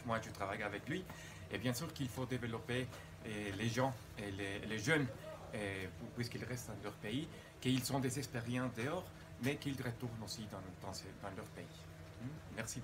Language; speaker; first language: French; non-native, fluent; Spanish